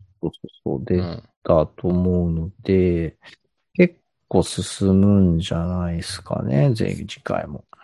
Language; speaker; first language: Japanese; native; Japanese